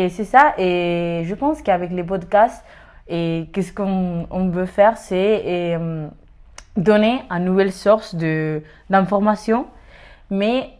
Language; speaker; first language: French; non-native, learner; Spanish